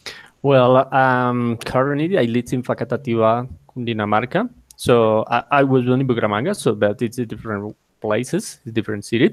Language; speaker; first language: English; non-native, learner; Spanish